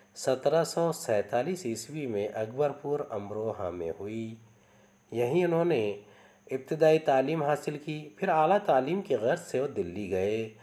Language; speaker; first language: Urdu; native; Urdu